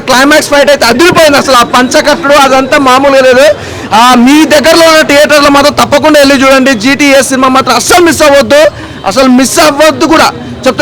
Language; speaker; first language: Telugu; native; Telugu